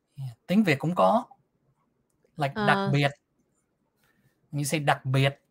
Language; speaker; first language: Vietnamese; early bilingual, other home language; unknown